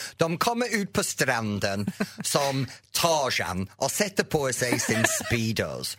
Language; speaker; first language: Swedish; non-native, fluent; English